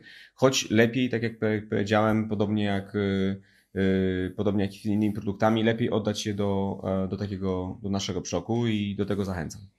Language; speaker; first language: Polish; native; Polish